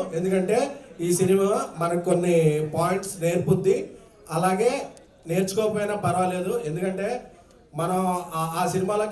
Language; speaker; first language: Telugu; native; Telugu